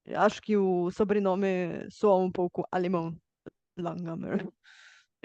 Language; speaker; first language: Portuguese; non-native, fluent; Bulgarian